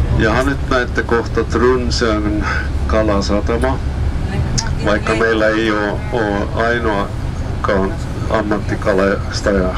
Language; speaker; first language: Finnish; non-native, local second language; Swedish